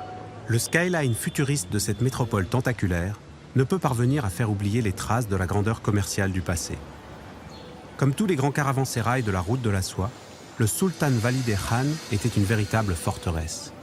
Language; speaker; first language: French; native; French